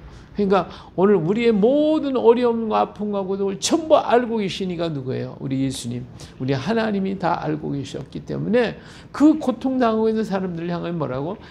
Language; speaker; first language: Korean; native; Korean